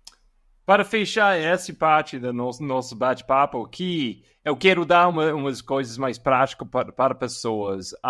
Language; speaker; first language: Portuguese; non-native, fluent; English